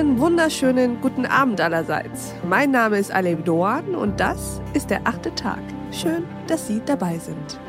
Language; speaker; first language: German; native; German